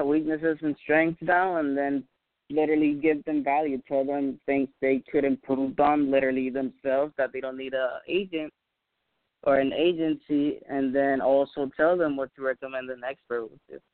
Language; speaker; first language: English; non-native, fluent; Spanish